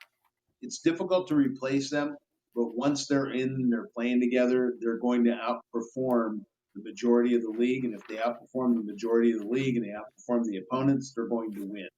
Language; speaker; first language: English; native; English